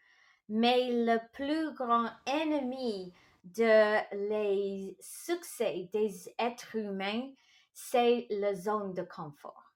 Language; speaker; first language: French; non-native, local second language; English